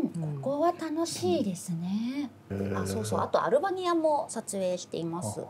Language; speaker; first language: Japanese; native; Japanese